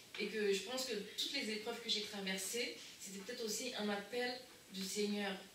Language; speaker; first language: French; early bilingual, other home language; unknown